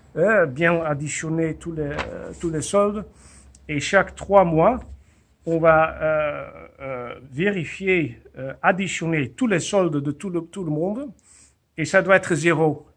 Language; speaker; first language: French; non-native, fluent; Dutch